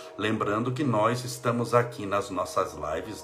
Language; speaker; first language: Portuguese; native; Portuguese